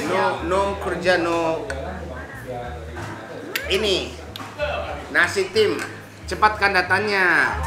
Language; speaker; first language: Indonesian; non-native, fluent; Japanese